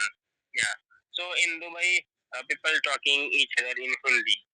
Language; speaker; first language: English; non-native, learner; Hindi